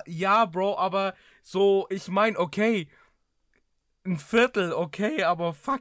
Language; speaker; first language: German; early bilingual, other home language; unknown